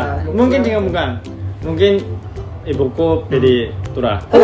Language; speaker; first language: Indonesian; non-native, learner; Japanese